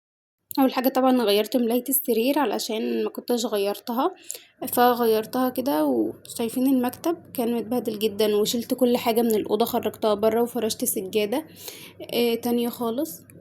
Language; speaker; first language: Arabic; native; Arabic